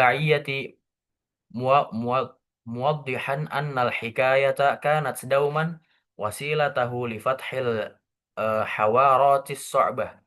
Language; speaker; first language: Arabic; non-native, learner; Indonesian